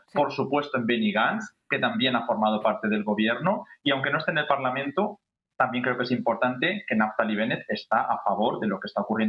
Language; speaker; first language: Spanish; native; Spanish